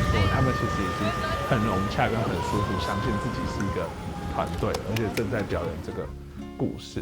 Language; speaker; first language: Chinese; native; Chinese